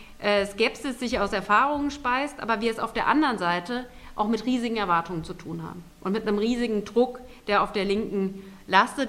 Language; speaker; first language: German; native; German